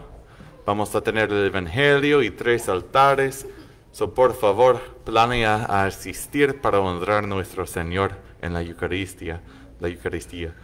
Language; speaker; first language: Spanish; non-native, fluent; English